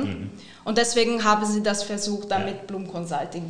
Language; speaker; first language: German; non-native, fluent; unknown